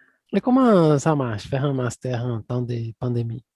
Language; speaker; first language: French; non-native, fluent; Portuguese